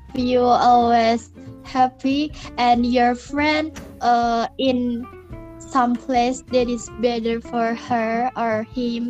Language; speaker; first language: English; non-native, learner; Indonesian